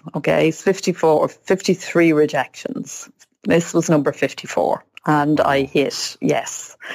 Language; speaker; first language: English; native; English